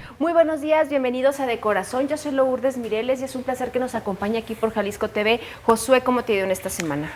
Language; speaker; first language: Spanish; native; Spanish